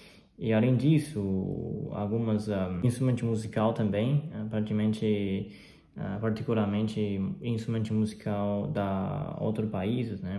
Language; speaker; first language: Portuguese; non-native, fluent; Chinese